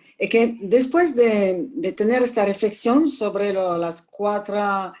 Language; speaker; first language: Spanish; non-native, fluent; French